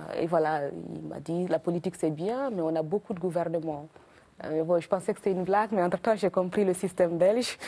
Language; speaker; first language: French; non-native, local second language; Mossi